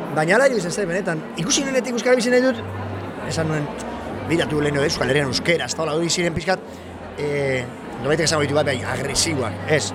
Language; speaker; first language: Basque; non-native, local second language; Spanish